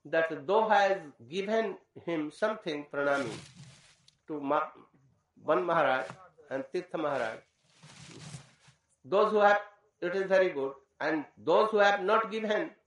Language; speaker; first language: English; non-native, local second language; Hindi